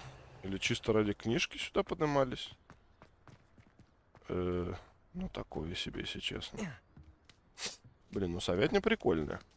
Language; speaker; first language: Russian; native; Russian